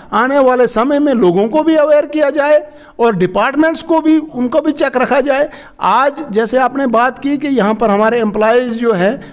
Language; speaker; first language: Hindi; non-native, local second language; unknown